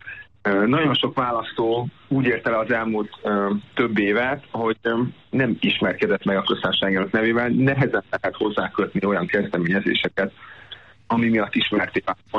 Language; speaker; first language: Hungarian; native; Hungarian